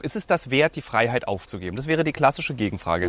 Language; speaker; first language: German; native; German